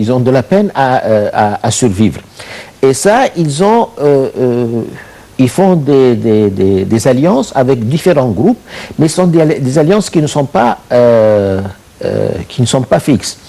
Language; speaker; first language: French; non-native, fluent; Arabic